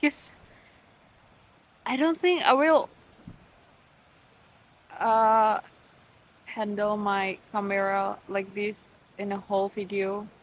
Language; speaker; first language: English; non-native, learner; Indonesian